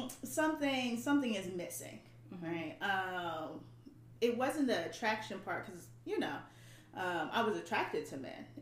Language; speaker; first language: English; native; English